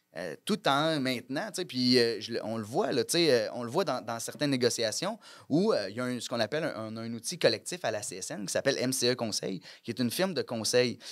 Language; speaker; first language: French; native; French